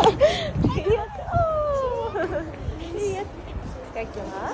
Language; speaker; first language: Russian; non-native, local second language; Kyrgyz